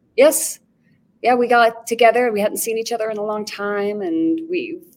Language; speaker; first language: English; native; English